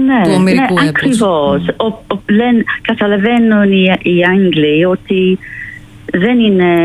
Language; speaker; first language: Greek; non-native, fluent; English